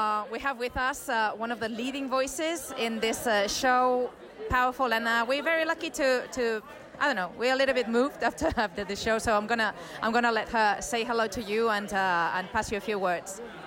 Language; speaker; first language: English; non-native, fluent; Spanish